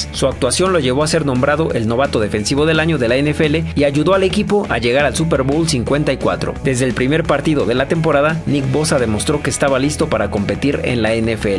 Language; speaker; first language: Spanish; native; Spanish